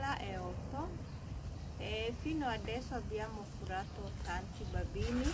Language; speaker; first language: Italian; non-native, fluent; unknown